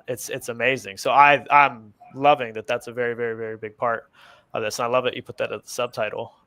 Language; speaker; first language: English; native; English